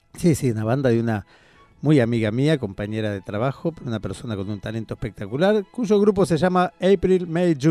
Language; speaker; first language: Spanish; native; Spanish